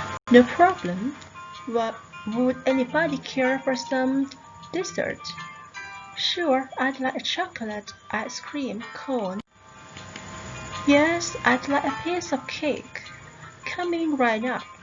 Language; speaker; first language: English; non-native, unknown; Thai